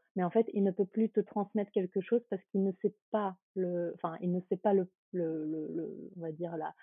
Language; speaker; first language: French; early bilingual, other home language; Ukrainian